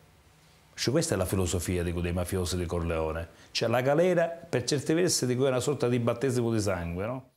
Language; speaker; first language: Italian; native; Italian